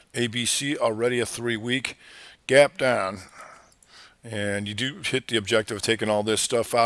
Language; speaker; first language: English; native; English